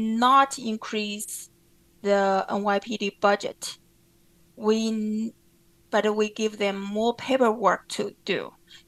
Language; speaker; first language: English; non-native, fluent; Chinese